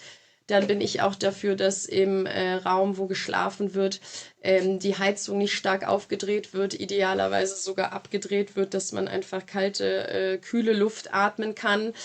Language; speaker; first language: German; native; German